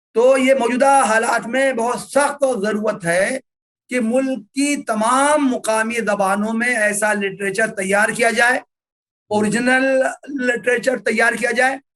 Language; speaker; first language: Urdu; native; Urdu